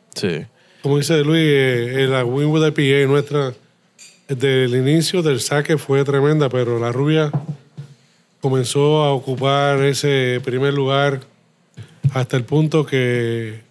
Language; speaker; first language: Spanish; native; Spanish